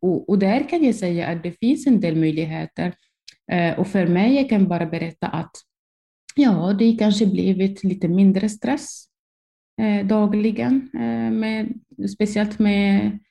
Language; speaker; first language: Swedish; non-native, fluent; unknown